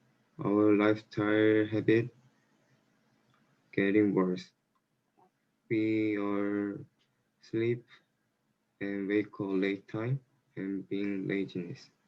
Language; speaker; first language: English; non-native, learner; Korean